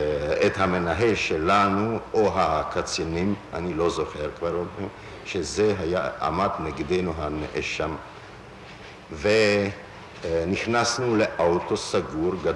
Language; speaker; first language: Hebrew; non-native, fluent; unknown